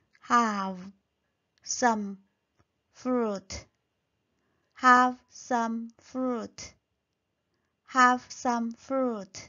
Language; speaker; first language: English; non-native, fluent; Chinese